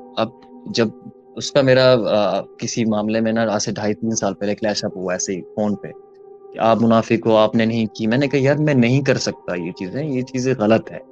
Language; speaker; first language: Urdu; early bilingual, heritage; Urdu